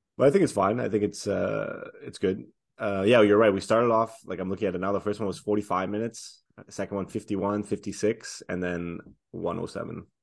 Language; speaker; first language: English; native; English